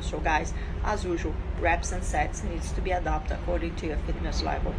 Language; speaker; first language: English; non-native, fluent; Portuguese